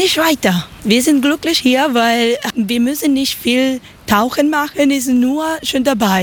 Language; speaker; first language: German; non-native, learner; Spanish